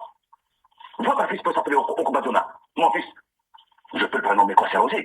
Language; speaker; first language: French; non-native, local second language; Kabyle